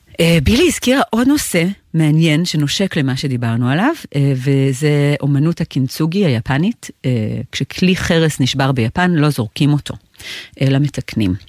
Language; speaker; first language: Hebrew; native; Hebrew